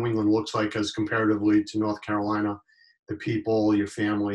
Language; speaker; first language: English; native; English